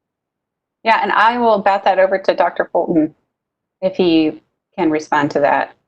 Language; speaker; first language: English; native; English